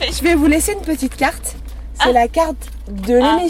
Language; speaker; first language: French; native; French